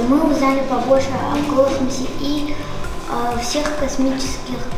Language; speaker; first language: Russian; non-native, local second language; Kazakh